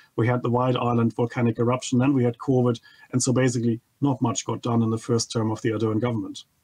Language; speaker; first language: English; non-native, fluent; German